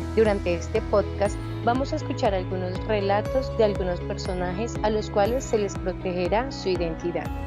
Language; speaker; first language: Spanish; native; Spanish